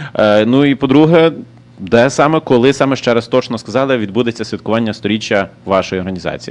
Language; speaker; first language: Ukrainian; native; Ukrainian